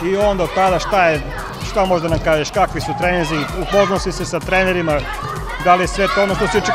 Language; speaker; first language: Serbian; native; Serbian